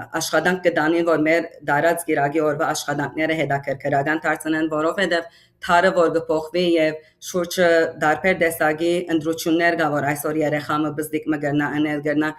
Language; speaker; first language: Armenian; early bilingual, heritage; Armenian